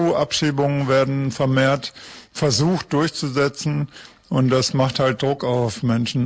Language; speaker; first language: German; native; German